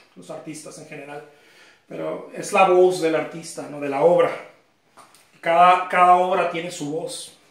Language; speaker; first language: Spanish; native; Spanish